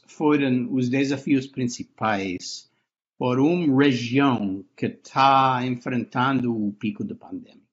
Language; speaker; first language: Portuguese; non-native, fluent; English